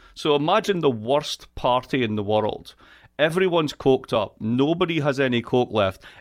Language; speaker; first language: English; native; English